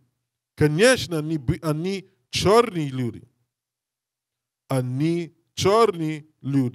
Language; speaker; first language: Russian; non-native, learner; English